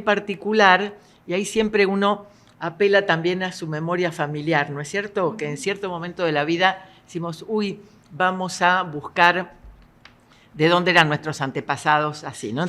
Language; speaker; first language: Spanish; native; Spanish